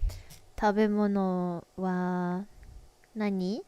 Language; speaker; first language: Japanese; non-native, learner; English